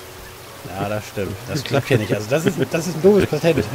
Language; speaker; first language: German; native; German